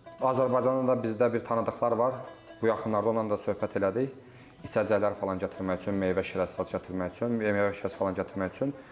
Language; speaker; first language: Azerbaijani; native; Azerbaijani